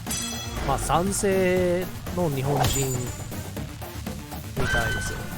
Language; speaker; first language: Japanese; non-native, fluent; English